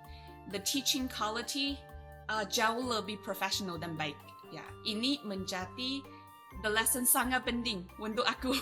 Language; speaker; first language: Indonesian; non-native, fluent; Chinese